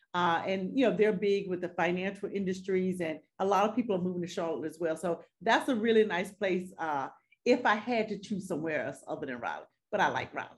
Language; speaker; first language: English; native; English